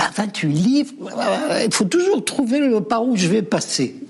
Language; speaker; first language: French; non-native, local second language; Arabic